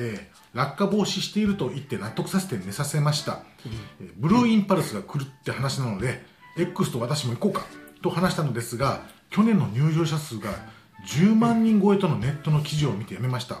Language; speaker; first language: Japanese; native; Japanese